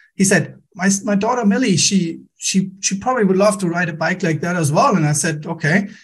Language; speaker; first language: English; non-native, fluent; German